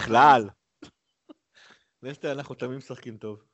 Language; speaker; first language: Hebrew; native; Hebrew